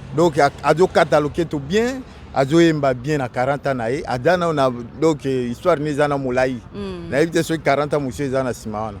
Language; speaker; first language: Lingala; native; Lingala